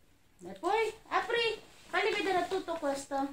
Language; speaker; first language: Italian; non-native, learner; Filipino